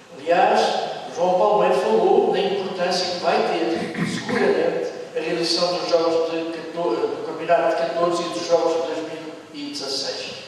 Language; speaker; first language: Portuguese; native; Portuguese